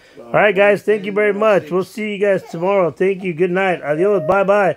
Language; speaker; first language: English; early bilingual, other home language; Spanish